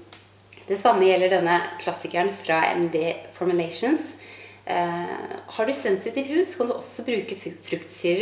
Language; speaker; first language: Norwegian; native; Norwegian